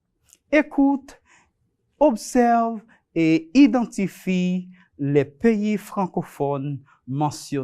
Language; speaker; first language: French; non-native, fluent; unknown